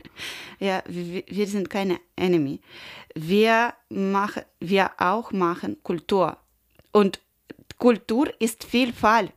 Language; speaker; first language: German; non-native, learner; Ukrainian